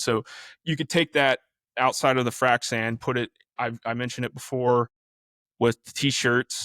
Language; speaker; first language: English; native; English